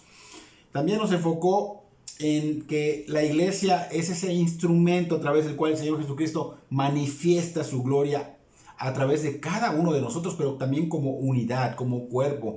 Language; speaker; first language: Spanish; native; Spanish